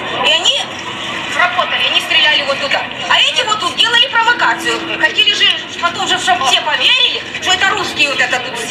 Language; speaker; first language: Russian; native; Russian